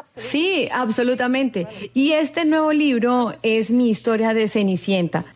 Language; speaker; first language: Spanish; non-native, fluent; English